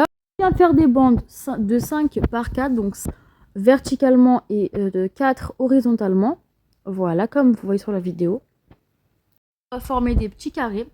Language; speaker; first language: French; native; French